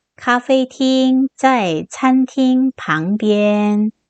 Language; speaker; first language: Chinese; non-native, fluent; Korean